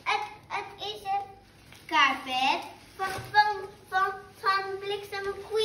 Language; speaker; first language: Dutch; early bilingual, heritage; Dutch